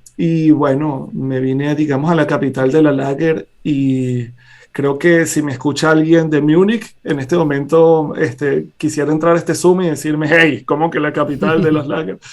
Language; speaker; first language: Spanish; native; Spanish